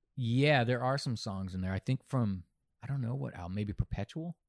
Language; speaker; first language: English; native; English